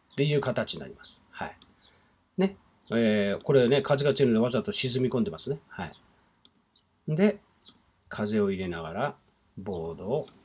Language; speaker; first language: Japanese; native; Japanese